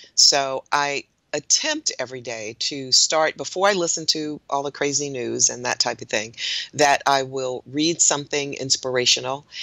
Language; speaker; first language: English; native; English